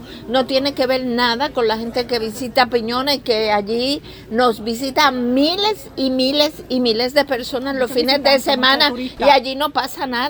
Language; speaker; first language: Spanish; native; Spanish